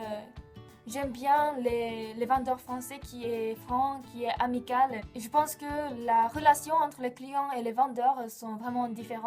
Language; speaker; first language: French; non-native, fluent; Japanese